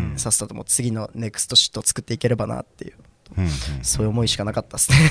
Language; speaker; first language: Japanese; native; Japanese